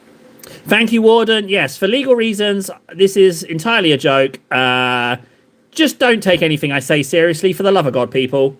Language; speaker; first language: English; native; English